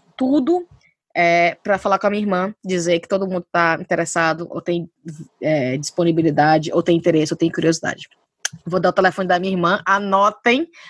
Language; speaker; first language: Portuguese; native; Portuguese